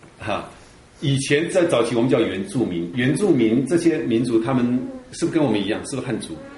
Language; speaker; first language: Chinese; early bilingual, heritage; Chinese